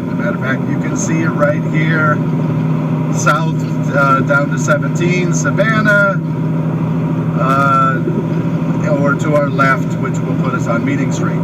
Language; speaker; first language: English; native; English